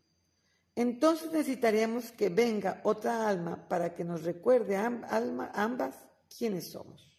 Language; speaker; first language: Spanish; native; Spanish